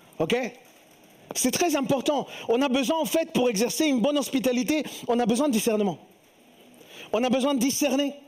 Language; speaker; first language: French; early bilingual, other home language; Spanish